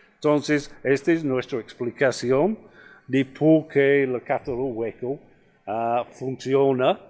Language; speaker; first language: Spanish; non-native, fluent; English